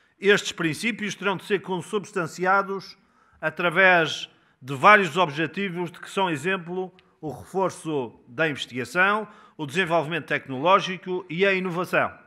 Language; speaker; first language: Portuguese; native; Portuguese